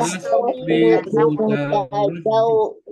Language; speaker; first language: Arabic; non-native, learner; Indonesian